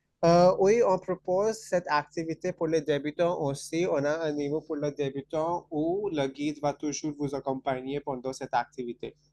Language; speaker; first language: French; non-native, fluent; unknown